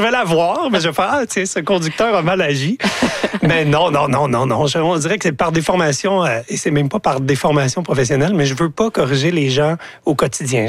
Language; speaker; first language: French; native; French